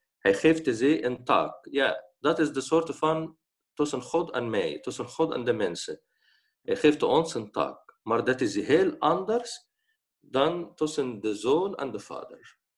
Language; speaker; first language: Dutch; non-native, fluent; Arabic